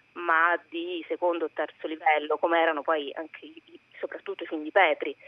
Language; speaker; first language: Italian; native; Italian